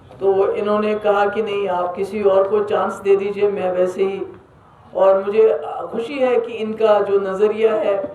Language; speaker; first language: Urdu; non-native, local second language; Kashmiri